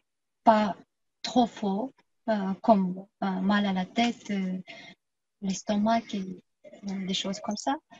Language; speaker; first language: French; non-native, fluent; Tuvinian